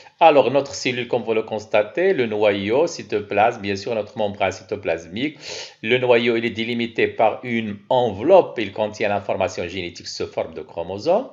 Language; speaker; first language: French; non-native, local second language; Arabic